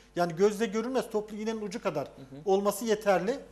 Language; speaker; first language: Turkish; native; Turkish